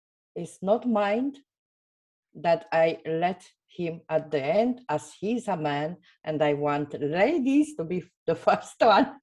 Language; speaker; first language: English; non-native, fluent; Romanian